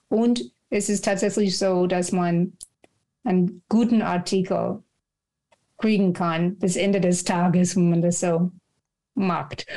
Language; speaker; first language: German; non-native, fluent; English